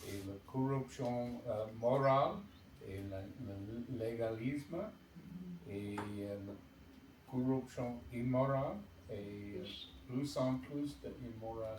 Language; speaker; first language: French; non-native, learner; English